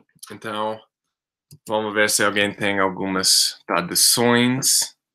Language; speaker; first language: Portuguese; non-native, fluent; English